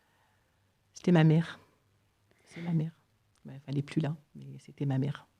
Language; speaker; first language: French; native; French